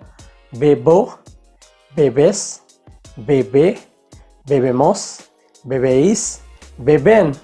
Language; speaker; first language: Spanish; non-native, fluent; Hindi